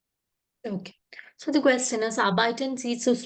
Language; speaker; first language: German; non-native, fluent; Malayalam